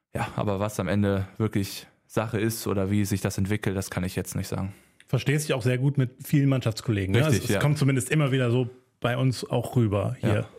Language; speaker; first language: German; native; German